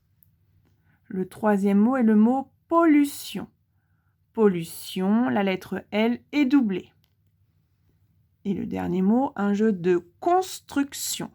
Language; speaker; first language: French; native; French